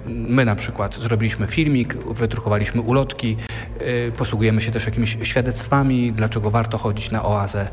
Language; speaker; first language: Polish; native; Polish